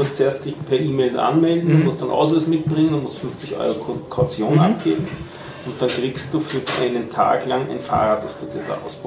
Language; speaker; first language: German; native; German